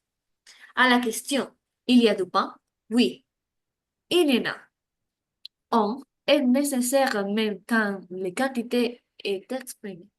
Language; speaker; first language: French; non-native, learner; Spanish